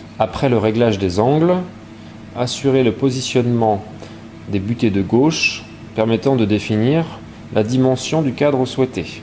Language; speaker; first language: French; native; French